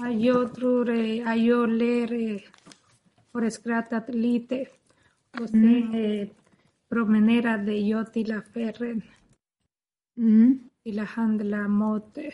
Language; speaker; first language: Swedish; non-native, learner; Spanish